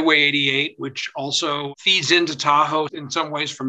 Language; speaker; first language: English; native; English